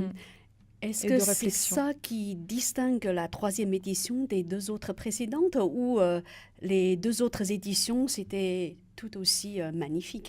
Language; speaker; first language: French; native; French